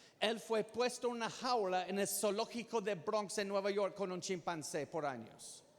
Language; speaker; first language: Spanish; non-native, fluent; English